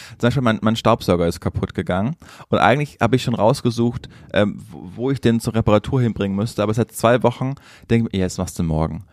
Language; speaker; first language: German; native; German